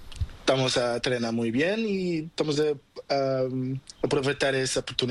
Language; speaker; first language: Spanish; non-native, learner; Portuguese